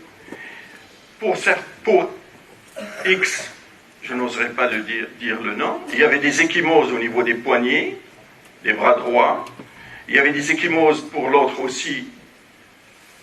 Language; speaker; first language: French; non-native, local second language; Arabic